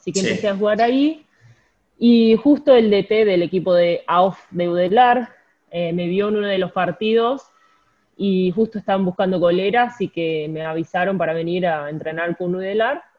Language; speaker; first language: Spanish; native; Spanish